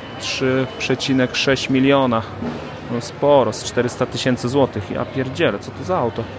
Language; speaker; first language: Polish; native; Polish